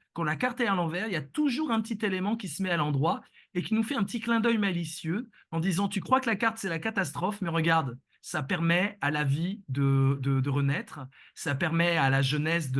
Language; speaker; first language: French; native; French